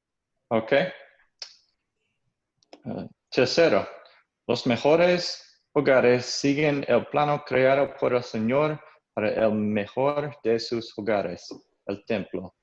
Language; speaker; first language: Spanish; non-native, learner; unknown